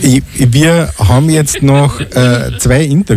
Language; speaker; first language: German; native; German